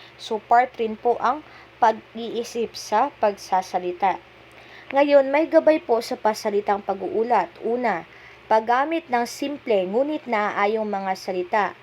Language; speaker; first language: Filipino; non-native, local second language; Cebuano